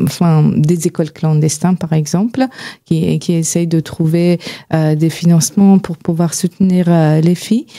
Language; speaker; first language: French; non-native, fluent; Persian